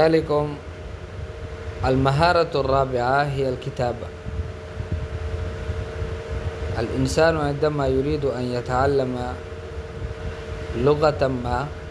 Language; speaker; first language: Arabic; non-native, fluent; Urdu